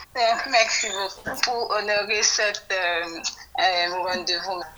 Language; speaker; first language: French; non-native, learner; Yoruba